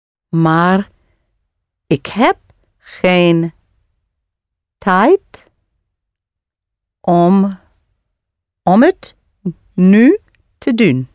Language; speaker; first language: Dutch; non-native, learner; English